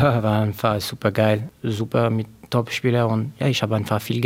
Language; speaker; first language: German; non-native, learner; French